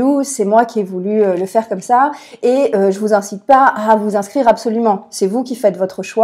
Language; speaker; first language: French; native; French